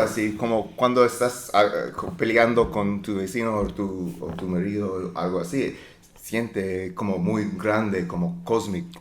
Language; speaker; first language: Spanish; non-native, learner; English